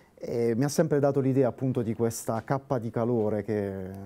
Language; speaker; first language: Italian; native; Italian